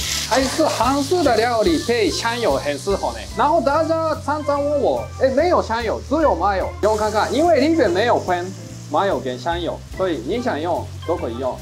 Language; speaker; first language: Chinese; non-native, fluent; Japanese